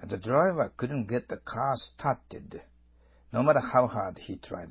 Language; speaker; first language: English; non-native, fluent; Japanese